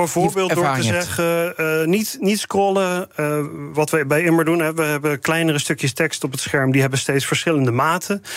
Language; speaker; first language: Dutch; native; Dutch